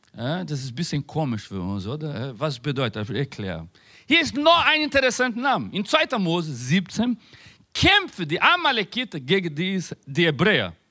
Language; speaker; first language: German; non-native, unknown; Spanish